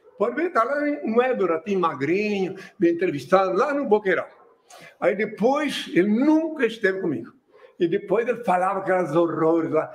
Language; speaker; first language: Portuguese; non-native, fluent; French